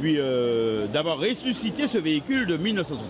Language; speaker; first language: French; native; French